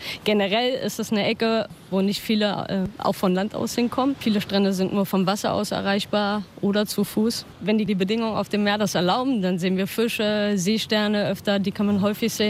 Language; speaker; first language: German; native; German